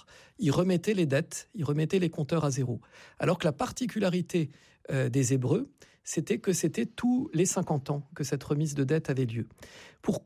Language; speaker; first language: French; native; French